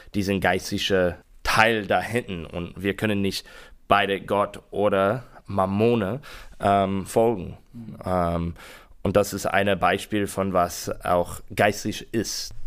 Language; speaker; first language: German; non-native, learner; English